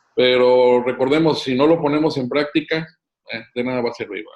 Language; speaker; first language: Spanish; native; Spanish